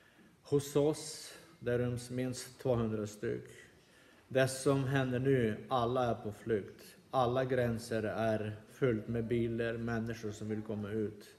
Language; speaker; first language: Swedish; non-native, fluent; Ukrainian